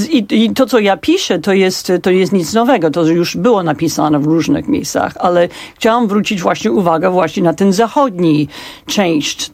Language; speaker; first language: Polish; non-native, fluent; English